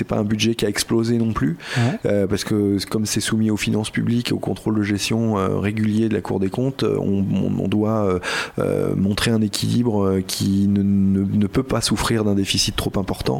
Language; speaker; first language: French; native; French